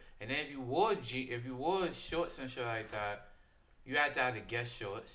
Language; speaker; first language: English; native; English